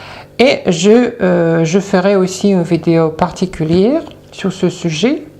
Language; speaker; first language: French; non-native, fluent; Russian